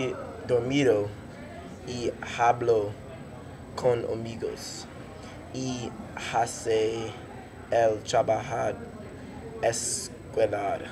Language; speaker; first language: Spanish; non-native, learner; English